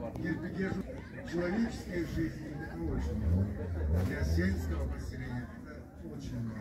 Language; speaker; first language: Russian; non-native, local second language; Karachay-Balkar